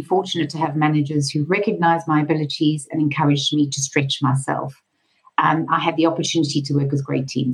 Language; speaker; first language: English; native; English